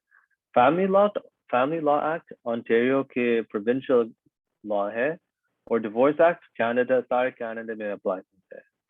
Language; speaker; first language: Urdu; early bilingual, heritage; Urdu